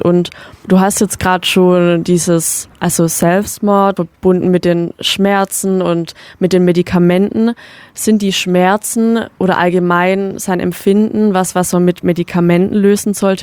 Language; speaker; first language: German; native; German